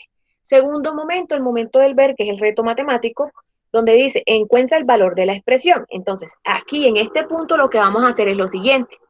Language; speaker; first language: Spanish; native; Spanish